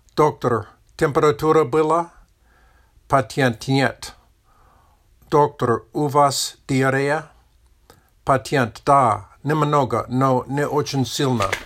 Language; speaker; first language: Russian; non-native, learner; English